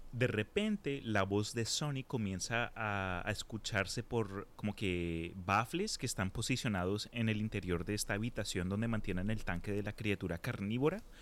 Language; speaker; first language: Spanish; early bilingual, heritage; Spanish